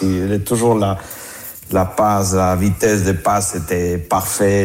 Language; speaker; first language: French; non-native, fluent; Spanish